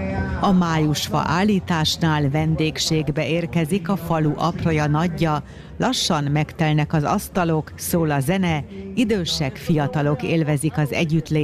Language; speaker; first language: Hungarian; native; Hungarian